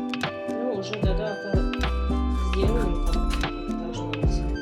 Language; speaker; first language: Russian; non-native, local second language; Azerbaijani